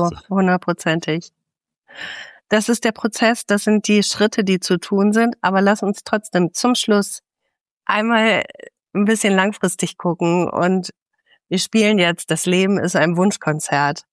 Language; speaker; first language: German; native; German